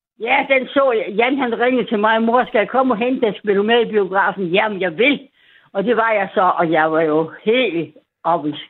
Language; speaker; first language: Danish; native; Danish